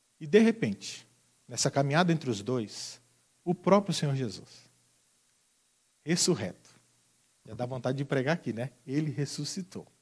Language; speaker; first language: Portuguese; native; Portuguese